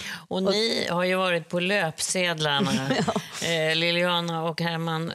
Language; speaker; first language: Swedish; native; Swedish